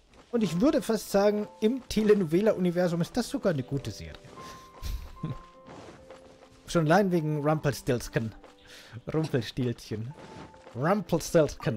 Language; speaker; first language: German; native; German